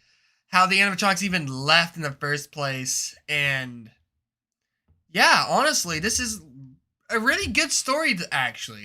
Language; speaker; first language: English; native; English